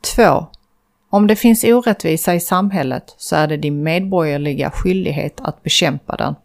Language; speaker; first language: Swedish; early bilingual, other home language; Azerbaijani